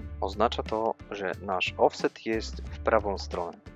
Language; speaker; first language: Polish; native; Polish